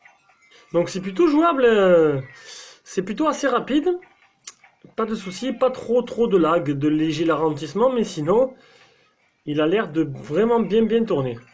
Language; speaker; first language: French; native; French